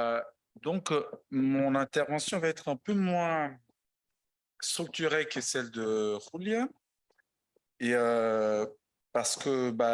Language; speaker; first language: French; non-native, fluent; Italian